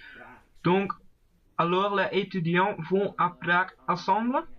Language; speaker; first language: French; non-native, learner; Dutch